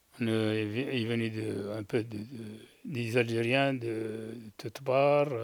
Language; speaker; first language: French; non-native, local second language; Arabic